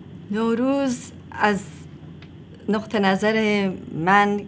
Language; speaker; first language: Persian; native; Persian